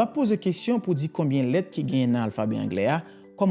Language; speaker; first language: French; non-native, learner; Haitian Creole